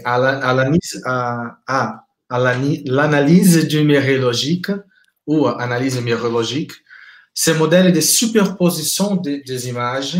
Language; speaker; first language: French; non-native, fluent; Portuguese